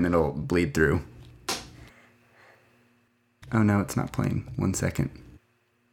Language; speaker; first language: English; native; English